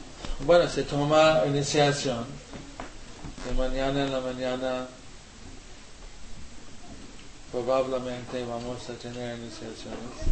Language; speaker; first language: Spanish; non-native, learner; English